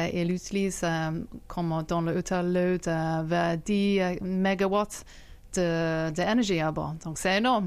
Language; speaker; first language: French; non-native, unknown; English